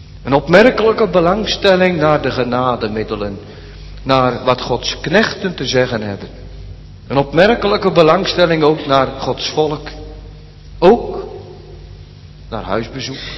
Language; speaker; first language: Dutch; native; Dutch